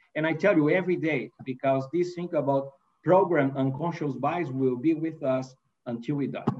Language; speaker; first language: English; non-native, fluent; Portuguese